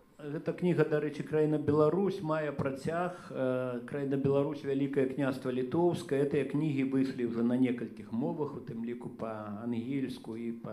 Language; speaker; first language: Belarusian; native; Belarusian